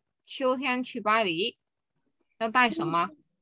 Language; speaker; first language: Chinese; non-native, fluent; Vietnamese